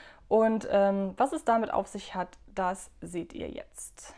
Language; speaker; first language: German; native; German